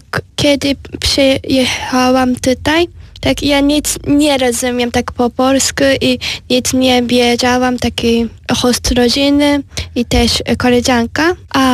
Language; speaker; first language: Polish; non-native, learner; Japanese